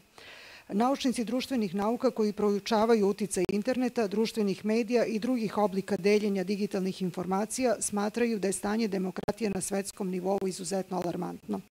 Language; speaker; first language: Bosnian; native; Bosnian